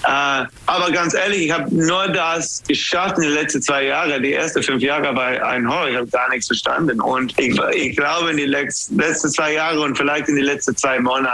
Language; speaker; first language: German; non-native, learner; English